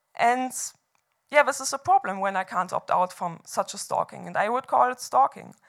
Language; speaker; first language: English; non-native, fluent; German